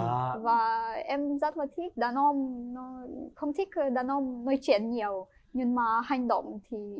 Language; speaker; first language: Vietnamese; non-native, fluent; Ukrainian